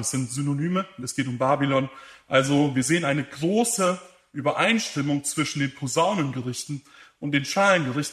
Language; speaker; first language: German; native; German